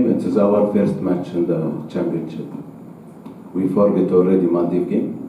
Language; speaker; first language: English; non-native, learner; Arabic